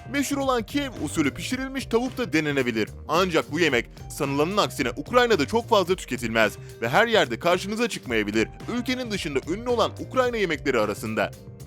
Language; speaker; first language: Turkish; native; Turkish